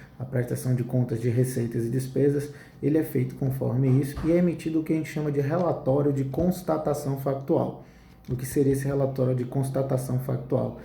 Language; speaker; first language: Portuguese; native; Portuguese